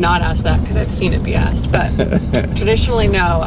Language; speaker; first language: English; native; English